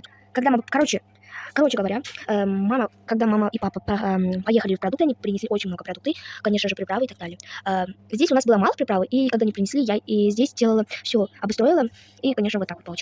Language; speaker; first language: Russian; non-native, local second language; Kazakh